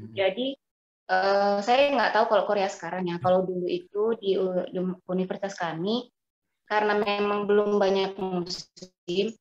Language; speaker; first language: Indonesian; native; Indonesian